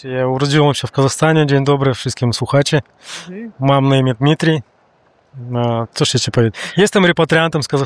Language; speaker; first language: Polish; non-native, learner; Russian